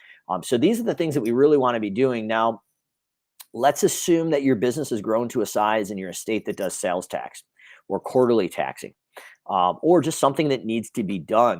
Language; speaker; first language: English; native; English